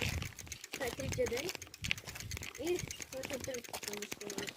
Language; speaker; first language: Bulgarian; native; Bulgarian